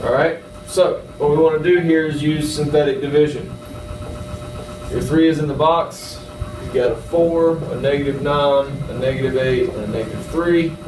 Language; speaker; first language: English; native; English